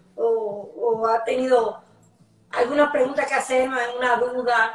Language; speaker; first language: Spanish; native; Spanish